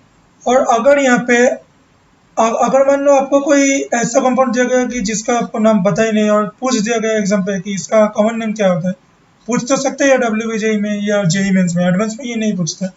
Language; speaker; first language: Hindi; non-native, local second language; Bangla